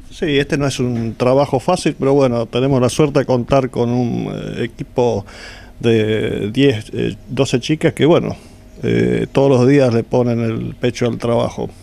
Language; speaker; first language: Spanish; native; Spanish